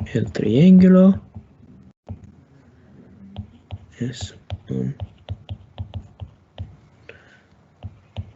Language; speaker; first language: Spanish; non-native, learner; English